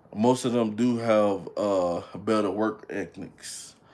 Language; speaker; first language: English; native; English